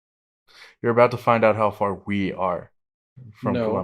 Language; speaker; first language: English; native; English